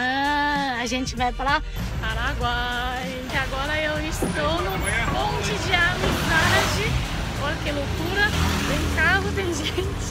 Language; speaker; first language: Portuguese; non-native, fluent; Chinese